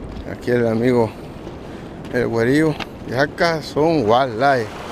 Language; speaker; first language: Spanish; native; Spanish